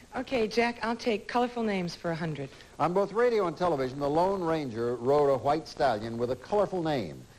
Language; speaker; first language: English; native; English